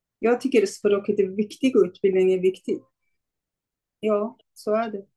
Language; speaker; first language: Swedish; non-native, fluent; Kurdish